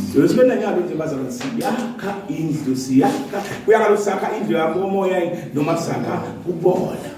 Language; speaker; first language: Zulu; non-native, local second language; Swati